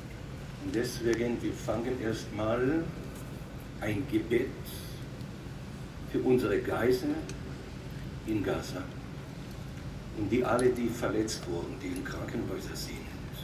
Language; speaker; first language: German; non-native, fluent; Hebrew